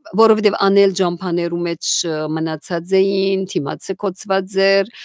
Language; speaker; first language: Armenian; native; Armenian